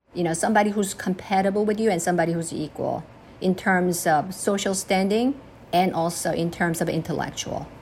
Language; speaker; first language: English; early bilingual, other home language; Korean